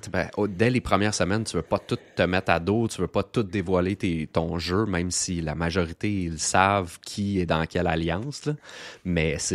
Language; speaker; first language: French; native; French